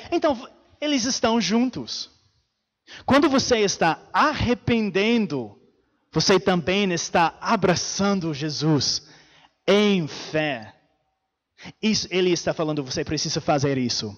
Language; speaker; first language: Portuguese; non-native, fluent; English